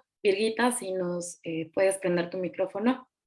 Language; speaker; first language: Spanish; native; Spanish